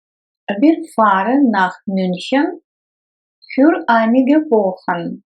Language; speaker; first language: German; non-native, fluent; Russian